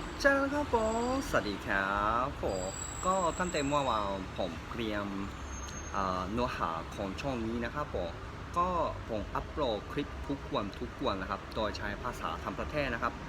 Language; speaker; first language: Thai; non-native, learner; Japanese